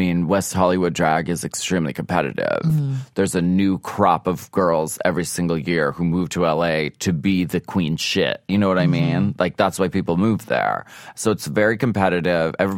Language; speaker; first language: English; native; English